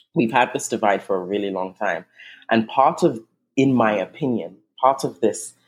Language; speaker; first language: English; native; English